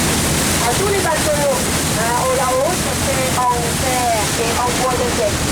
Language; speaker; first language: French; non-native, learner; Thai